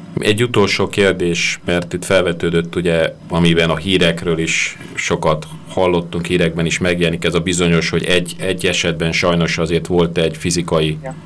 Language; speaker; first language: Hungarian; native; Hungarian